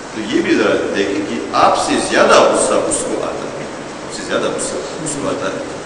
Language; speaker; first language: Urdu; non-native, local second language; Pashto